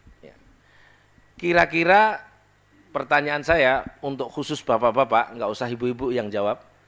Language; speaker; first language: Indonesian; native; Indonesian